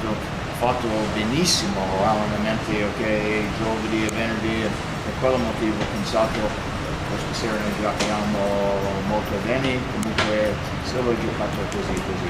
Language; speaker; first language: Italian; non-native, fluent; English